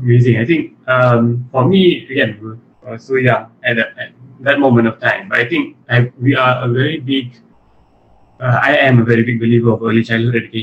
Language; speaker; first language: English; early bilingual, other home language; Malay